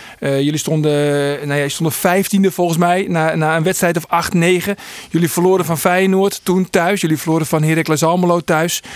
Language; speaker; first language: Dutch; non-native, local second language; Western Frisian